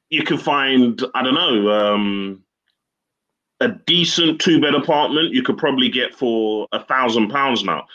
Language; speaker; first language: English; native; English